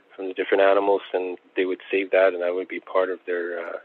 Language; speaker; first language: English; native; English